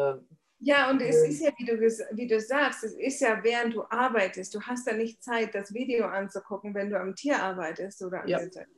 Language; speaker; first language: German; native; German